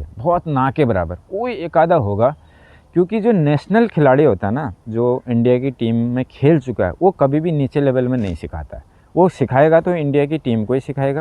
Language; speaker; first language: Hindi; native; Hindi